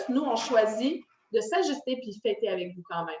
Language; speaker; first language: French; native; French